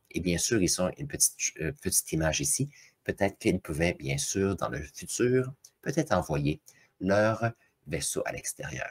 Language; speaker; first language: French; native; French